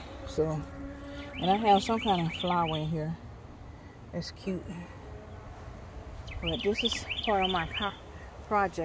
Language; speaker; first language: English; native; English